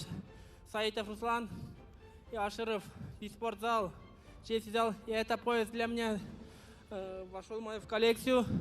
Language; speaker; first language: Russian; non-native, fluent; Kyrgyz